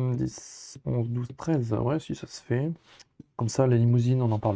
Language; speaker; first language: French; native; French